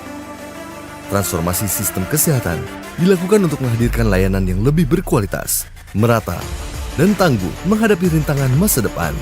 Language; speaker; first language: Indonesian; native; Indonesian